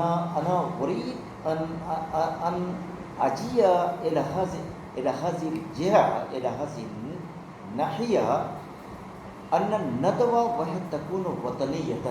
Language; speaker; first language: Arabic; non-native, fluent; Urdu